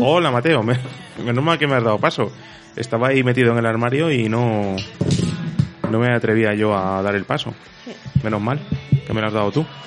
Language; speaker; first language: Spanish; native; Spanish